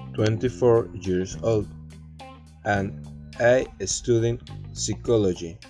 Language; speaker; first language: English; non-native, learner; Spanish